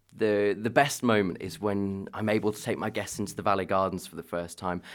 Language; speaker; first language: English; native; English